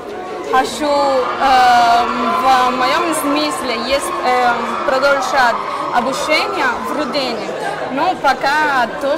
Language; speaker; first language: Russian; non-native, learner; Spanish